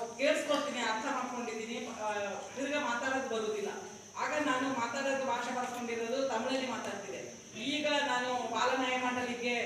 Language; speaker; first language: Kannada; non-native, fluent; Tamil